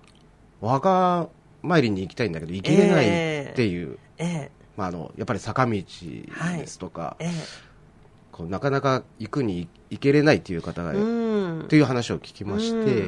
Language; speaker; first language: Japanese; native; Japanese